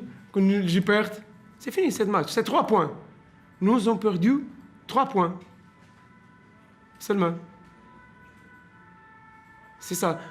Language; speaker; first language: French; non-native, learner; Portuguese